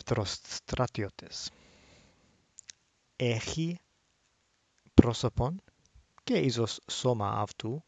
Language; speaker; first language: Greek; non-native, fluent; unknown